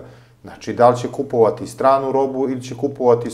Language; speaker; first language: Serbian; native; Serbian